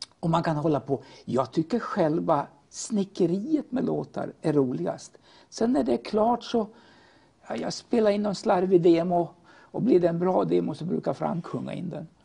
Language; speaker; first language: Swedish; native; Swedish